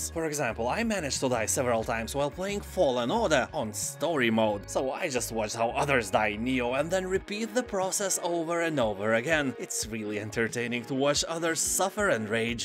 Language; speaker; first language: English; non-native, fluent; Lithuanian